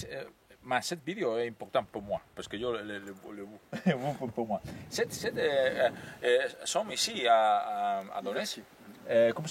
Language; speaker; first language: French; non-native, learner; Spanish